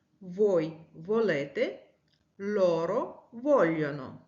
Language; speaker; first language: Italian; non-native, fluent; Ukrainian